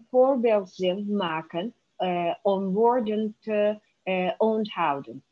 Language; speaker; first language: Dutch; non-native, learner; Turkish